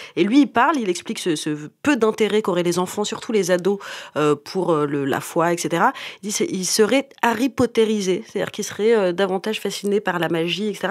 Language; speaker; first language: French; native; French